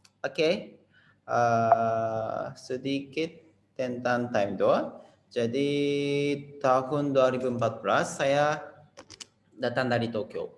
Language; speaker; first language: Indonesian; non-native, fluent; Japanese